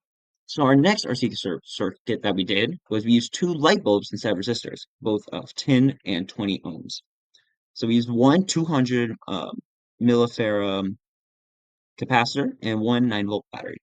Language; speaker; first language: English; native; English